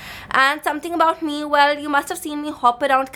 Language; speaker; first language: English; non-native, local second language; Hindi